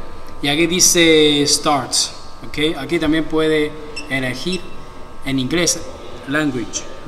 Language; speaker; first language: Spanish; non-native, fluent; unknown